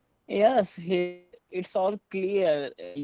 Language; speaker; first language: English; non-native, learner; Hindi